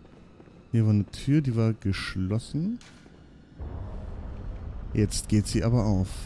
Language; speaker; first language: German; native; German